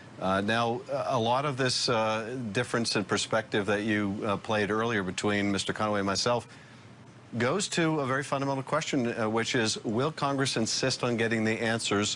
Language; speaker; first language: English; native; English